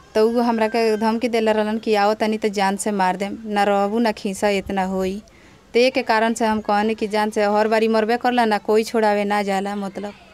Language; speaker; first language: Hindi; native; Hindi